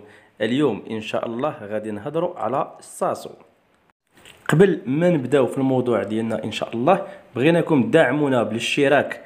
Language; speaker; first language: Arabic; native; Arabic